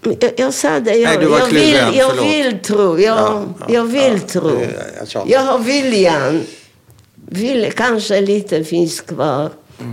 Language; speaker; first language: Swedish; non-native, fluent; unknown